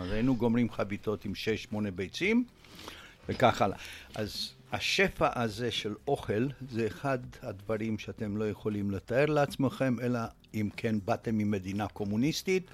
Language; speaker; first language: Hebrew; non-native, fluent; Romanian